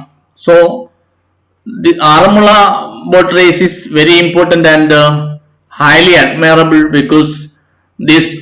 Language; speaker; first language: English; non-native, local second language; Malayalam